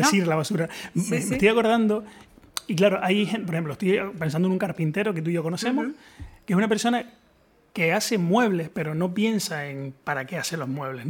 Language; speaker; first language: Spanish; native; Spanish